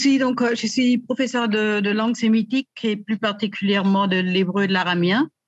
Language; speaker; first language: French; native; French